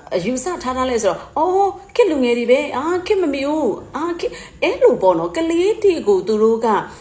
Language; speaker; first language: Burmese; native; Burmese